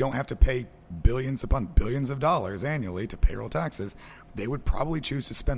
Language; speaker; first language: English; native; English